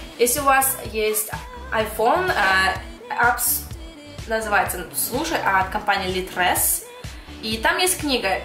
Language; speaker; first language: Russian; early bilingual, heritage; Russian